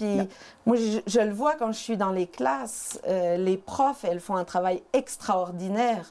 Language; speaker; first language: French; native; French